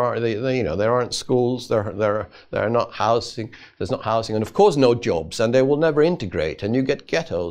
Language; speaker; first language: English; non-native, fluent; Swedish